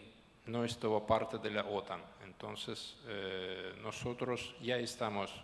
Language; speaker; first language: Spanish; non-native, fluent; Ukrainian